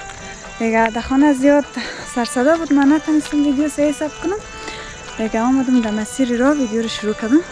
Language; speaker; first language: Persian; native; Persian